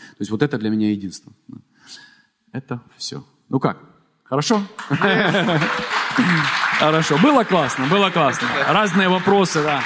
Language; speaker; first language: Russian; native; Russian